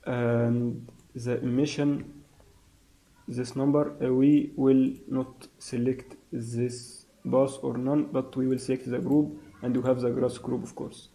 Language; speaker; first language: English; non-native, fluent; Arabic